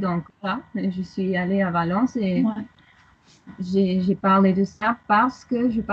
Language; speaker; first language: French; non-native, fluent; German